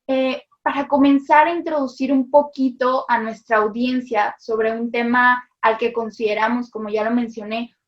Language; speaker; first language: Spanish; native; Spanish